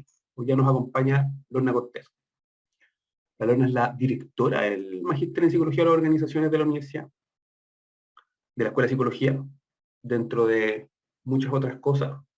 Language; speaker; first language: Spanish; native; Spanish